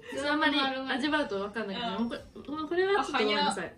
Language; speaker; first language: Japanese; native; Japanese